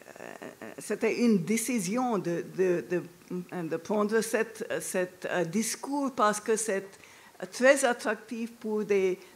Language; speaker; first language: French; non-native, fluent; English